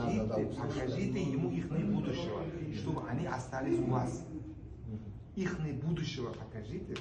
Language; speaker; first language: Russian; non-native, local second language; Uzbek